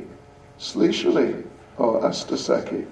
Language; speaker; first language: Russian; non-native, learner; English